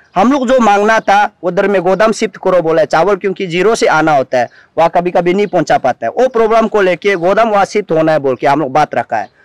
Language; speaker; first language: Hindi; non-native, local second language; Nyishi